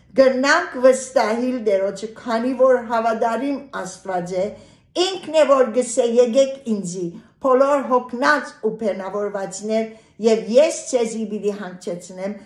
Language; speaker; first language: Armenian; early bilingual, heritage; Armenian